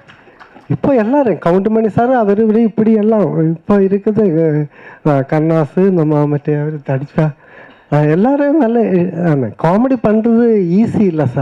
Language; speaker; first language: Tamil; non-native, learner; Malayalam